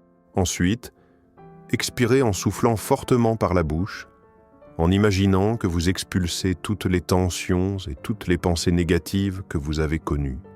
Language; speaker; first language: French; native; French